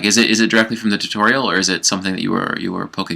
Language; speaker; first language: English; native; English